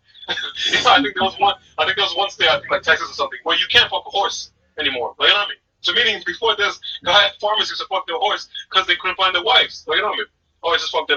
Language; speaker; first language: English; native; English